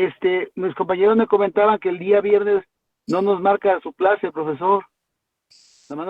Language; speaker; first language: Spanish; native; Spanish